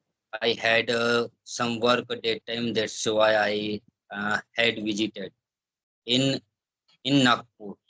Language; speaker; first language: English; non-native, learner; Hindi